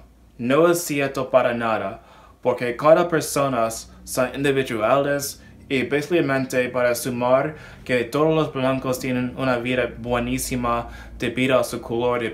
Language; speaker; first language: Spanish; non-native, learner; English